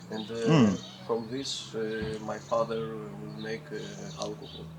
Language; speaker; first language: English; non-native, learner; Greek